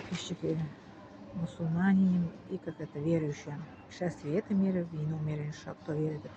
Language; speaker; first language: Russian; non-native, fluent; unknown